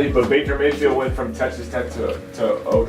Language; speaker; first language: English; native; English